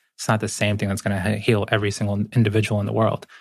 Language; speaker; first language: English; early bilingual, other home language; Spanish